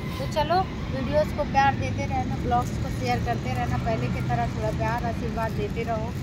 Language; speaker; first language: Hindi; native; Hindi